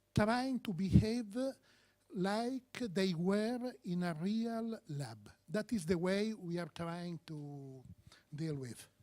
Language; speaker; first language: English; non-native, fluent; Korean